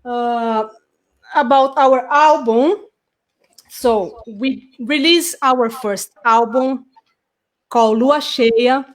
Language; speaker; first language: English; non-native, fluent; Portuguese